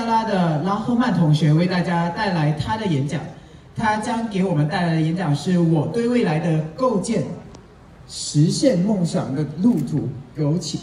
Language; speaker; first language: Chinese; native; Chinese